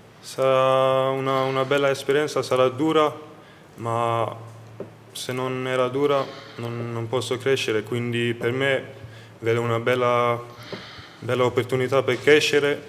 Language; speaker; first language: Italian; non-native, fluent; Swedish